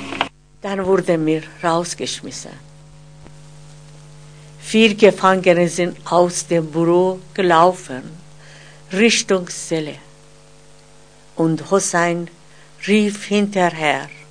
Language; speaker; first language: German; non-native, fluent; Persian